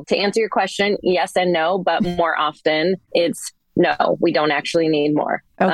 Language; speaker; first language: English; native; English